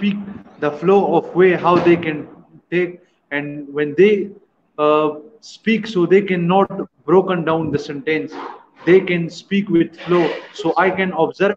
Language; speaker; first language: English; non-native, learner; Pashto